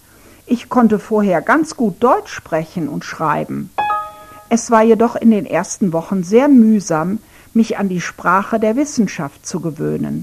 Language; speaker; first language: German; non-native, fluent; Ukrainian